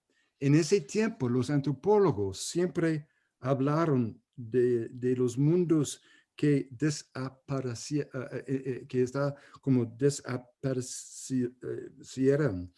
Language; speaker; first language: Spanish; non-native, fluent; English